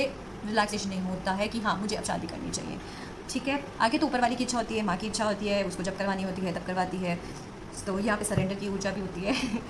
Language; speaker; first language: Hindi; native; Hindi